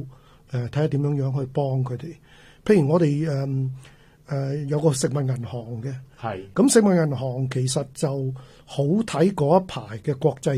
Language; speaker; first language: Cantonese; native; Cantonese